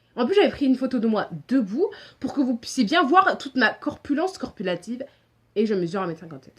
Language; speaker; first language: French; native; French